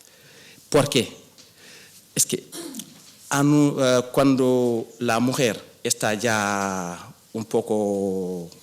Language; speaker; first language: Spanish; non-native, fluent; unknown